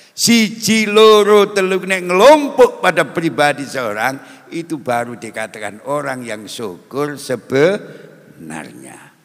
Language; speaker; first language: Indonesian; non-native, local second language; Javanese